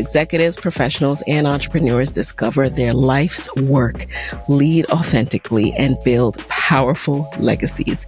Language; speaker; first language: English; native; English